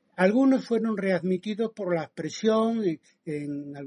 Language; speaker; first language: Spanish; native; Spanish